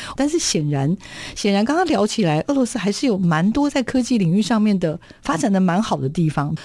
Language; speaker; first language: Chinese; native; Chinese